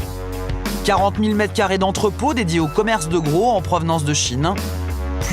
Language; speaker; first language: French; native; French